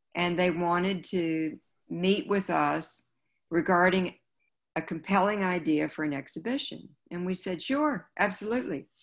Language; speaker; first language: English; native; English